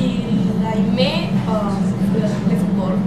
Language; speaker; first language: French; non-native, learner; Catalan